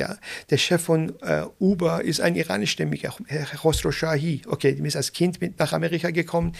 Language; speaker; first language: German; non-native, fluent; Persian